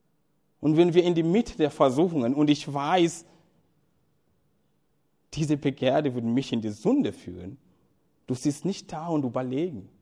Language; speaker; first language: German; non-native, fluent; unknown